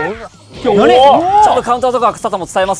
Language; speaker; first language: Japanese; native; Japanese